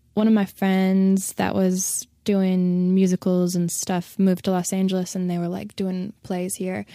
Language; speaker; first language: English; native; English